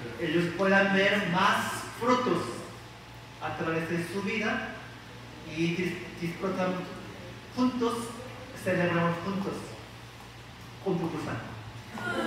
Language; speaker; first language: Spanish; non-native, learner; Korean